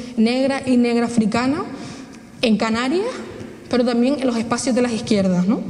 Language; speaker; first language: Spanish; native; Spanish